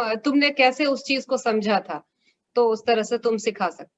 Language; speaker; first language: Hindi; native; Hindi